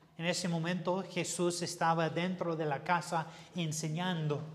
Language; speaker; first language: Spanish; non-native, fluent; English